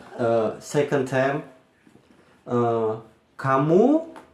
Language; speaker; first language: English; non-native, learner; Indonesian